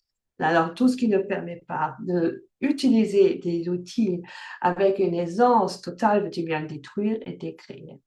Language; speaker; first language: French; early bilingual, heritage; French